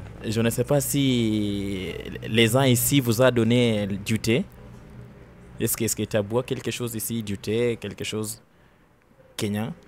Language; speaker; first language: French; non-native, learner; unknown